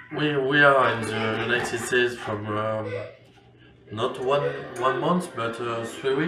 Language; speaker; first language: English; non-native, learner; French